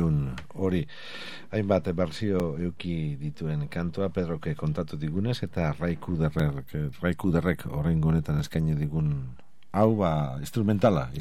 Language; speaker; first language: Basque; native; Basque